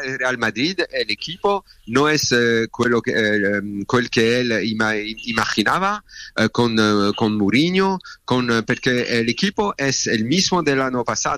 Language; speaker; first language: Spanish; non-native, learner; French